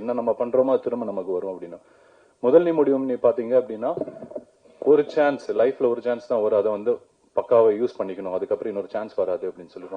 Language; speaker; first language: Tamil; native; Tamil